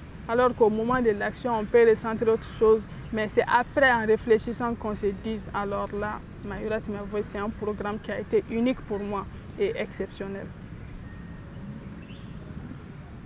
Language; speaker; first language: French; non-native, local second language; Bambara